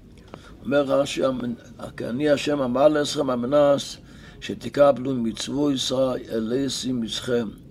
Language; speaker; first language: Hebrew; non-native, local second language; Yiddish